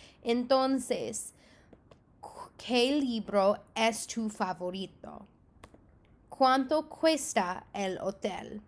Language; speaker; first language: Spanish; non-native, fluent; English